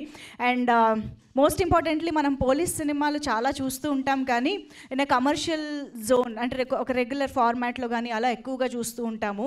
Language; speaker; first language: Telugu; native; Telugu